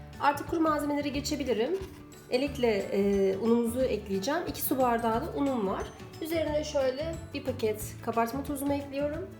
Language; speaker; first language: Turkish; native; Turkish